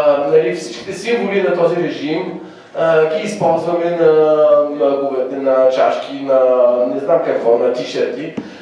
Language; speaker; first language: Bulgarian; non-native, fluent; French